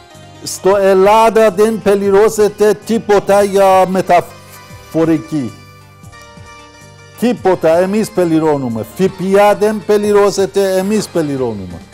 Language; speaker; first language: Greek; non-native, learner; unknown